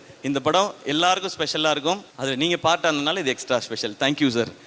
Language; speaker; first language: Tamil; native; Tamil